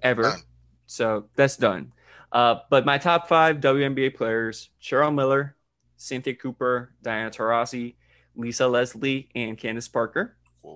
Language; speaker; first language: English; non-native, fluent; Spanish